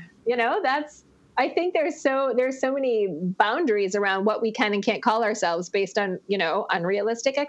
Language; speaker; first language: English; native; English